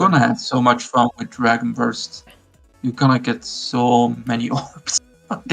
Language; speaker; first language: English; non-native, fluent; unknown